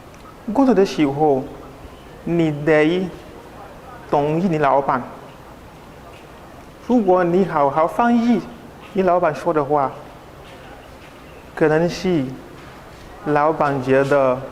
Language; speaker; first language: Chinese; non-native, learner; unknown